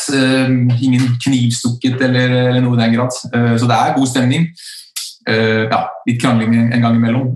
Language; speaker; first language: Norwegian; early bilingual, other home language; Icelandic